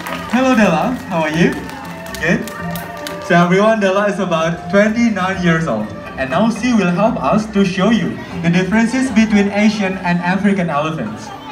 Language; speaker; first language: English; non-native, fluent; Indonesian